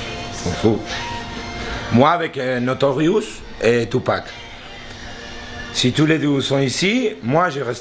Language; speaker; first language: French; non-native, learner; Spanish